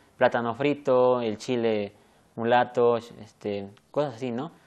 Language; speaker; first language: Spanish; native; Spanish